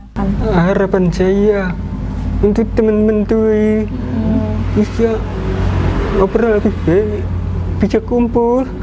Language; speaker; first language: Indonesian; non-native, local second language; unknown